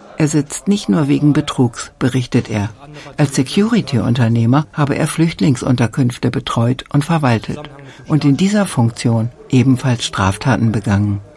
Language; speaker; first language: German; native; German